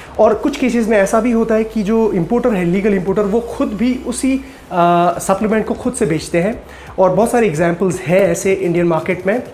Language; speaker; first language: Hindi; native; Hindi